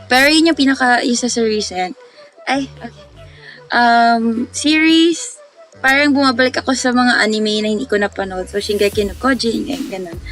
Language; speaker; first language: Filipino; non-native, local second language; Cebuano